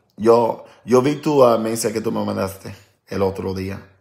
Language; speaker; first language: Spanish; non-native, learner; English